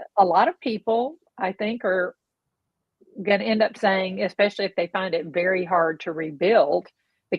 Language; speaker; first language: English; native; English